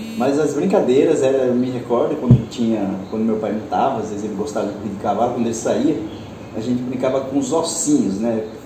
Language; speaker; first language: Portuguese; early bilingual, other home language; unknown